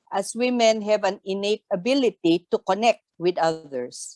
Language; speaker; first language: English; non-native, local second language; Tausug